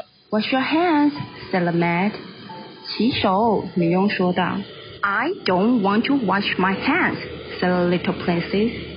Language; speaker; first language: English; non-native, fluent; Chinese